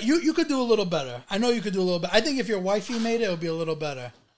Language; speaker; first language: English; early bilingual, other home language; Italian